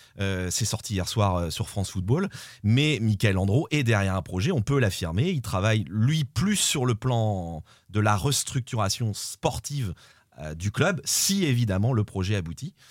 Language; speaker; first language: French; native; French